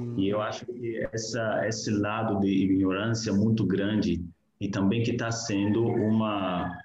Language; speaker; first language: Portuguese; non-native, fluent; Hausa